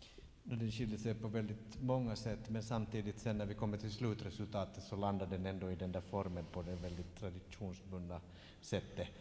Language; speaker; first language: Swedish; native; Swedish